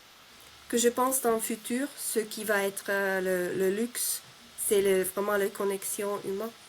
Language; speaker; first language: French; non-native, fluent; Finnish